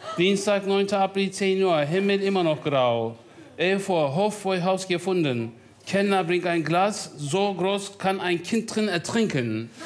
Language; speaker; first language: German; non-native, fluent; Turkish